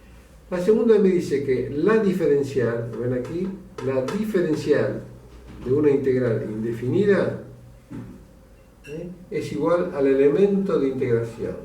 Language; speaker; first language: Spanish; native; Spanish